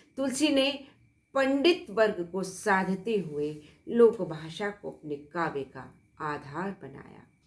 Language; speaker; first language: Hindi; native; Hindi